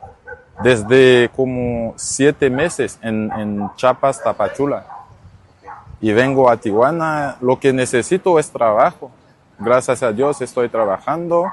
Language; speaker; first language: Spanish; non-native, learner; Haitian Creole